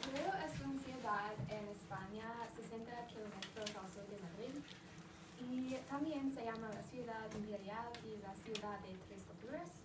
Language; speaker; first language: Spanish; non-native, learner; English